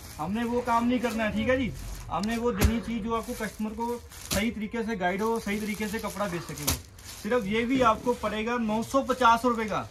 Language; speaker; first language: Hindi; non-native, local second language; Punjabi